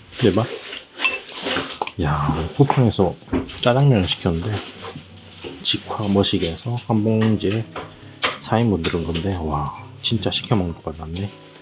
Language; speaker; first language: Korean; native; Korean